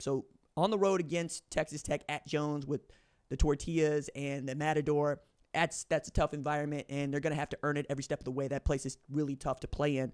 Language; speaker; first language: English; native; English